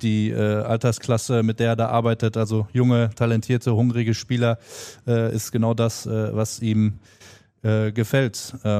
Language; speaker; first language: German; native; German